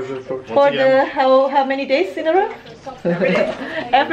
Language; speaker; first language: English; non-native, fluent; Indonesian